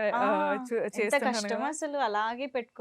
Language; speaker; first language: Telugu; native; Telugu